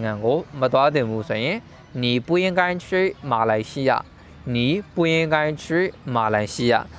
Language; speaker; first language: Chinese; non-native, learner; Burmese